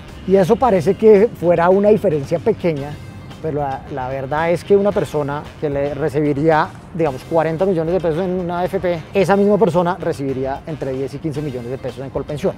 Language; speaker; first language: Spanish; native; Spanish